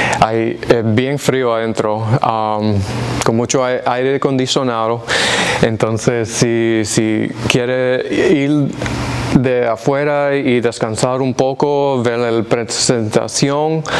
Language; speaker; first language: Spanish; early bilingual, heritage; English